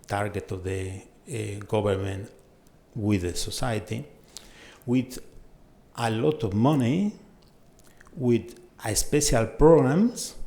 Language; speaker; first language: English; non-native, fluent; Spanish